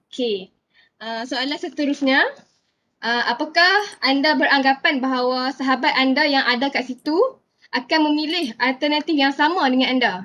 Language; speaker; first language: Malay; native; Malay